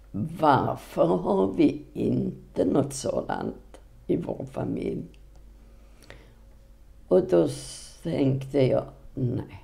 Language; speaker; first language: Swedish; non-native, fluent; Polish